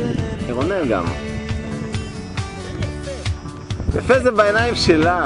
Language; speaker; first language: Hebrew; native; Hebrew